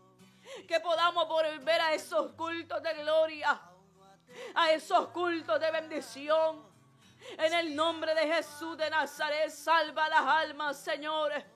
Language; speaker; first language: Spanish; native; Spanish